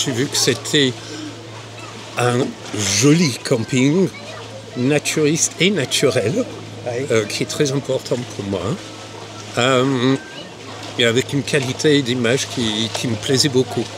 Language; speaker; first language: French; non-native, fluent; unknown